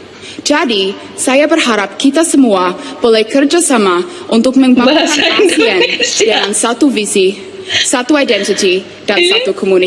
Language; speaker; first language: Indonesian; non-native, fluent; English